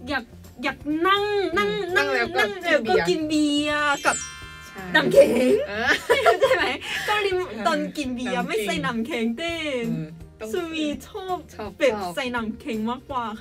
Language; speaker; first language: Thai; non-native, learner; Korean